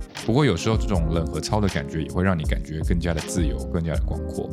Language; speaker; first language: Chinese; early bilingual, heritage; Chinese